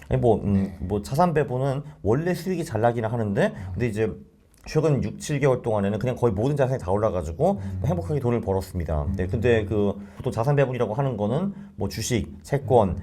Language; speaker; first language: Korean; native; Korean